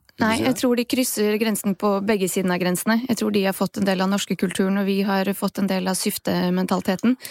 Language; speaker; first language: Norwegian; early bilingual, other home language; Bosnian